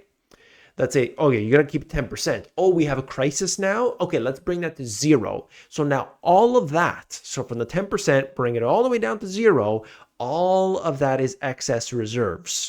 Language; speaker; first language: English; native; English